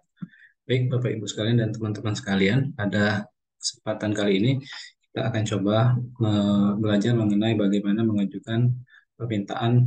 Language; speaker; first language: Indonesian; native; Indonesian